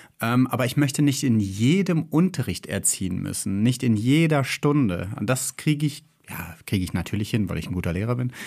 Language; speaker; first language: German; native; German